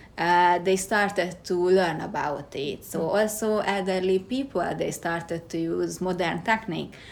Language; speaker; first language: English; non-native, fluent; Hungarian